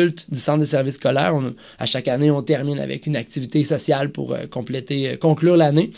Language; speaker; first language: French; native; French